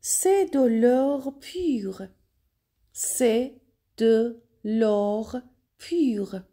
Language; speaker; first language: French; non-native, fluent; Persian